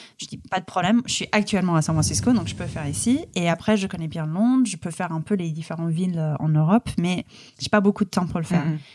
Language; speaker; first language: French; non-native, fluent; English